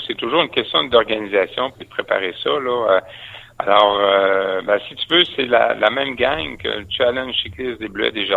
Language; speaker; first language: French; native; French